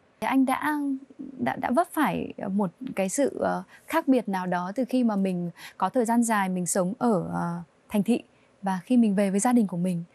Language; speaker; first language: Vietnamese; native; Vietnamese